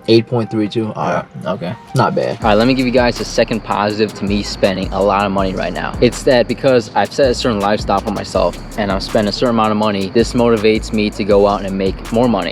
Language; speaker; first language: English; native; English